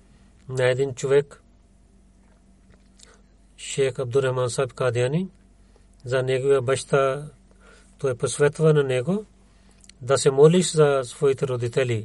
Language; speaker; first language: Bulgarian; non-native, learner; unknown